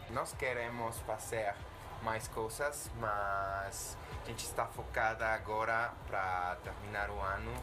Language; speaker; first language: Portuguese; non-native, fluent; Spanish